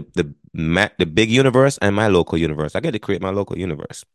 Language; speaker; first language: English; non-native, local second language; Jamaican Creole English